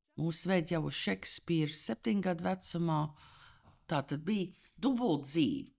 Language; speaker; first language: Latvian; early bilingual, heritage; Latvian